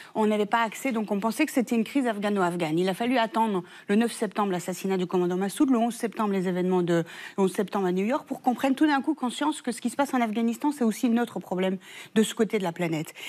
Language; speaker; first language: French; early bilingual, other home language; Persian